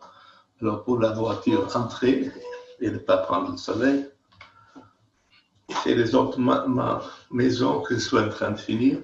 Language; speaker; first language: French; non-native, fluent; Portuguese